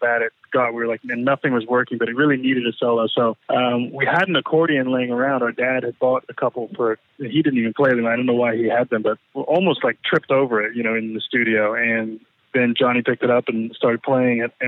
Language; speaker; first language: English; native; English